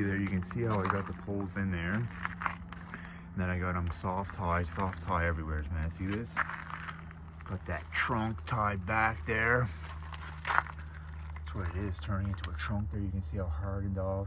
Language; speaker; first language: English; native; English